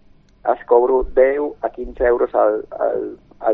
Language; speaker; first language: Catalan; non-native, local second language; Spanish